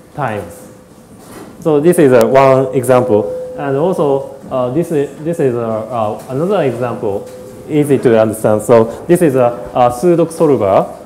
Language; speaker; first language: English; non-native, learner; Japanese